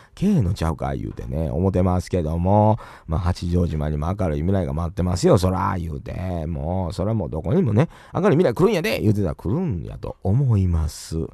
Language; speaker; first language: Japanese; native; Japanese